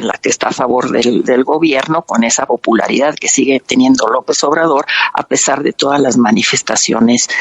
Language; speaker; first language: Spanish; native; Spanish